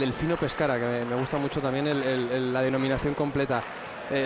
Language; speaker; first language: Spanish; native; Spanish